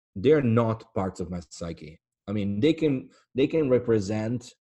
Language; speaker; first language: English; non-native, fluent; Italian